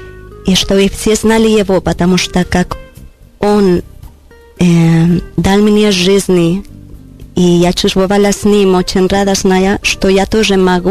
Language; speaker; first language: Russian; non-native, learner; Spanish